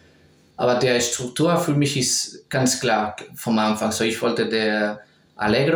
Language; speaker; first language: German; non-native, fluent; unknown